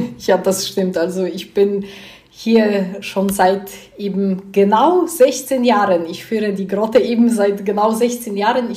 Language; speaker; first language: German; non-native, fluent; Polish